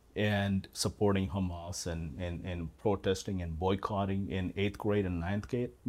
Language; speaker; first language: English; non-native, local second language; Malayalam